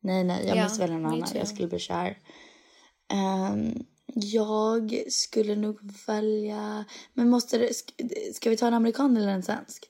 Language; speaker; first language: Swedish; native; Swedish